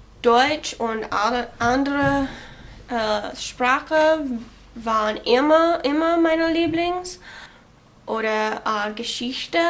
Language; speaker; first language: German; non-native, learner; English